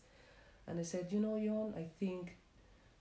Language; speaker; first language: English; non-native, fluent; Spanish